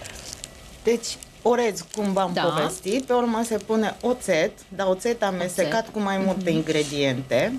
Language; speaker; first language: Romanian; non-native, learner; Japanese